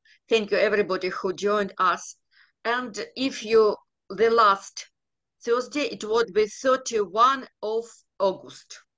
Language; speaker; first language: English; non-native, learner; Ukrainian